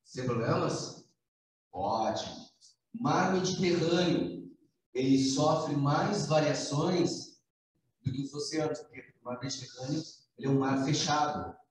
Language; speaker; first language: Portuguese; native; Portuguese